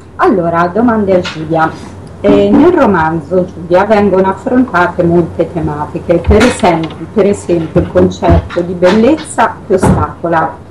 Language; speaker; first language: Italian; native; Italian